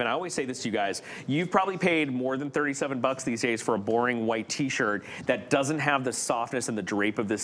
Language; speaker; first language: English; native; English